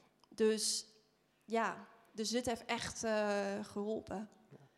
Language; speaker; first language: Dutch; non-native, fluent; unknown